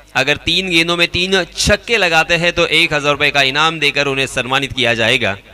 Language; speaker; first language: Hindi; non-native, local second language; Marathi